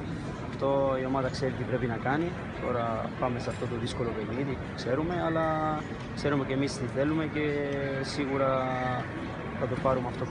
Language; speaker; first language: Greek; non-native, fluent; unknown